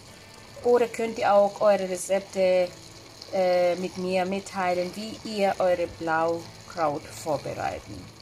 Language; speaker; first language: German; non-native, fluent; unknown